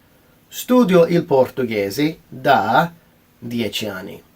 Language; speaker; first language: Italian; non-native, fluent; English